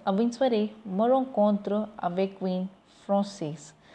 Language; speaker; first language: French; non-native, learner; Tamil